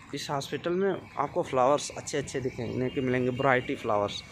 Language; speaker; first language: Hindi; native; Hindi